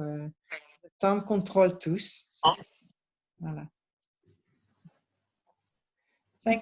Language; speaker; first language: French; non-native, learner; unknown